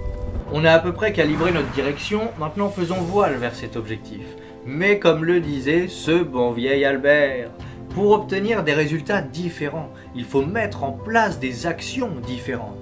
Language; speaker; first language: French; native; French